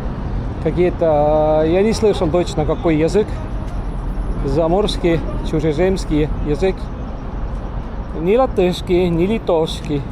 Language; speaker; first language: Russian; non-native, local second language; Estonian